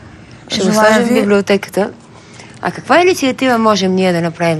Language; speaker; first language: Bulgarian; native; Bulgarian